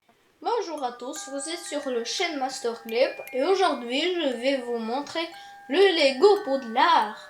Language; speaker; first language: French; non-native, learner; Russian